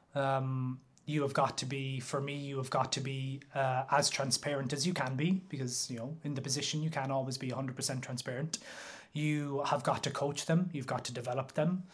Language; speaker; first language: English; native; English